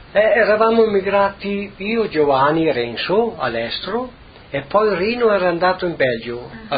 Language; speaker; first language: Italian; native; Italian